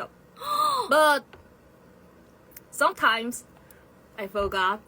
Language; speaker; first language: English; non-native, learner; Korean